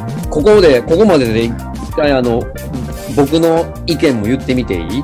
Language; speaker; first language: Japanese; native; Japanese